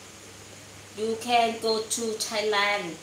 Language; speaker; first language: English; non-native, learner; Thai